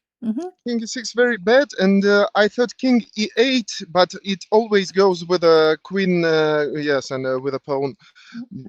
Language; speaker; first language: English; non-native, fluent; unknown